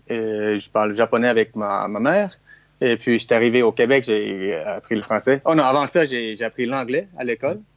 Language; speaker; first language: French; non-native, fluent; Chinese